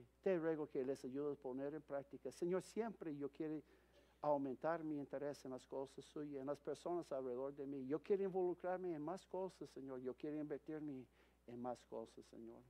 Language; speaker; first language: Spanish; non-native, fluent; English